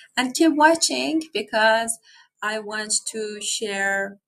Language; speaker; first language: English; non-native, fluent; Persian